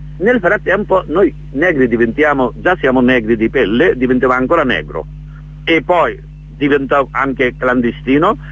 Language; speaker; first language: Italian; non-native, learner; Bangla